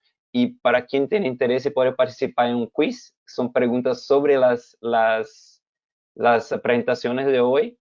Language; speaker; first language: Spanish; non-native, fluent; Portuguese